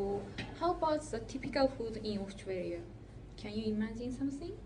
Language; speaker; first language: English; non-native, learner; Japanese